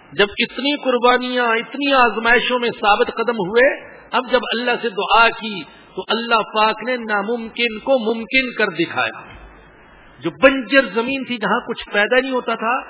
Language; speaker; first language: Urdu; non-native, local second language; Punjabi